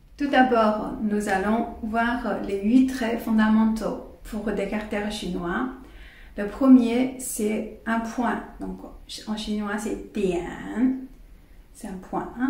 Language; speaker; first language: French; non-native, fluent; Chinese